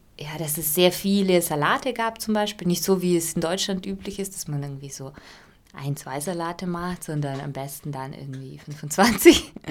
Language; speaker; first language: German; non-native, fluent; Russian